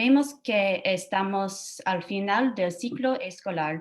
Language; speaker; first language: Spanish; non-native, fluent; English